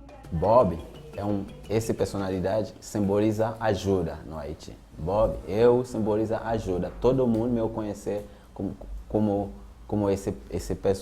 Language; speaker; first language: Portuguese; non-native, learner; Haitian Creole